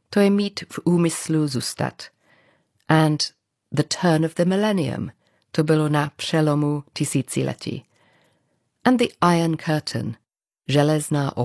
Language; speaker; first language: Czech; non-native, learner; English